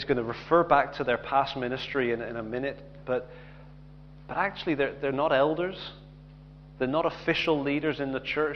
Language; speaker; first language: English; native; English